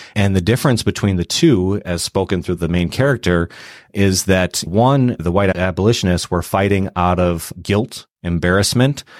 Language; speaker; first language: English; native; English